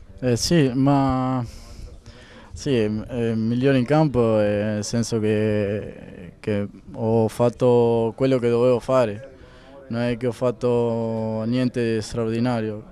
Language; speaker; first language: Italian; non-native, fluent; Spanish